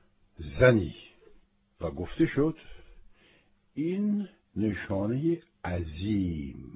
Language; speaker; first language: Persian; non-native, fluent; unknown